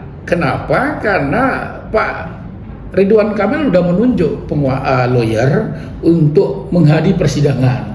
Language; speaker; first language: Indonesian; native; Indonesian